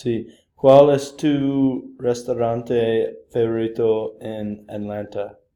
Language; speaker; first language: Spanish; non-native, learner; English